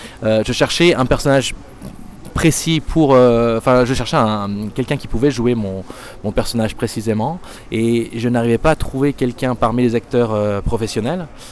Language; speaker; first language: French; native; French